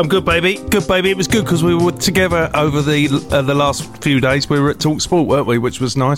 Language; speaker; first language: English; native; English